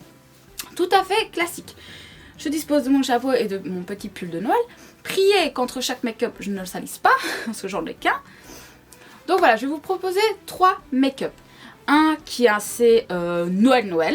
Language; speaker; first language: French; native; French